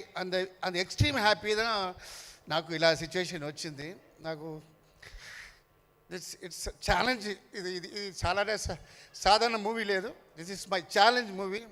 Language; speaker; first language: Telugu; non-native, fluent; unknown